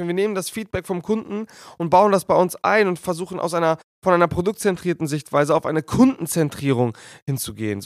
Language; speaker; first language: German; native; German